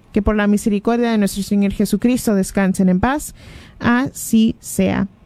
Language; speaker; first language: Spanish; early bilingual, heritage; Spanish